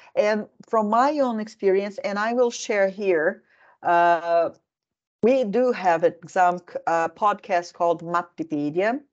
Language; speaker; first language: English; non-native, fluent; Portuguese